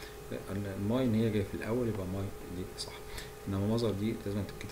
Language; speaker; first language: Arabic; native; Arabic